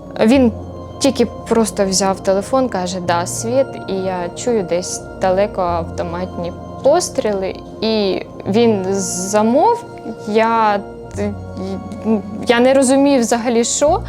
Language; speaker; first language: Ukrainian; native; Ukrainian